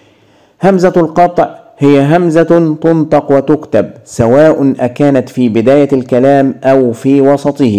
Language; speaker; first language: Arabic; native; Arabic